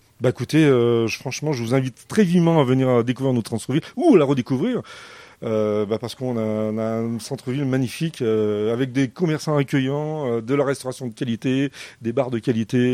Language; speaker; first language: French; native; French